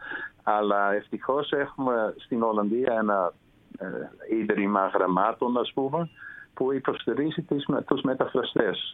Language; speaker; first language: Greek; non-native, fluent; Dutch